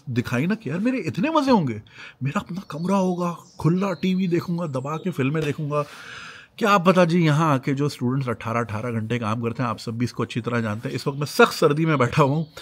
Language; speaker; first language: Urdu; native; Urdu